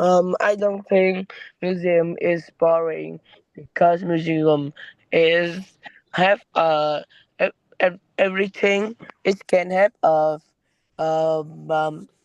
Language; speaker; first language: English; non-native, learner; Vietnamese